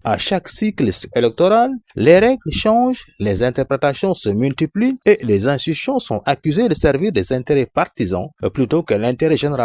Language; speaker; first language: French; non-native, local second language; Wolof